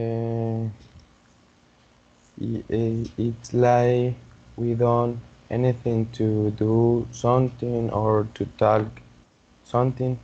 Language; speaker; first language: English; non-native, learner; Spanish